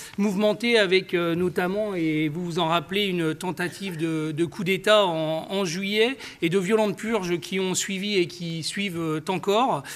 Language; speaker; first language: French; native; French